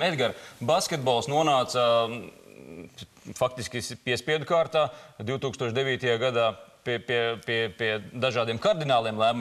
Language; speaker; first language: Latvian; native; Latvian